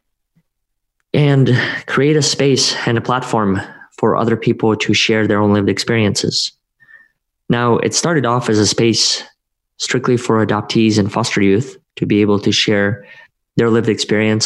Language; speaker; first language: English; early bilingual, other home language; Russian